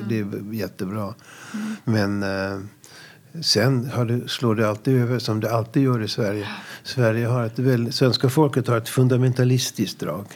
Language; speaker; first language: Swedish; native; Swedish